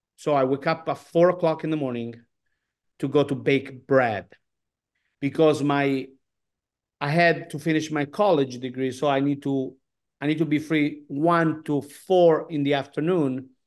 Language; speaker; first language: English; non-native, learner; Italian